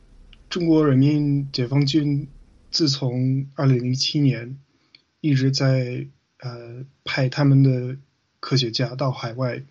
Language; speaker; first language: Chinese; non-native, fluent; English